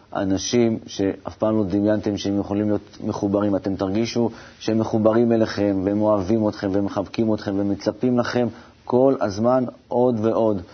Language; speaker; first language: Hebrew; native; Hebrew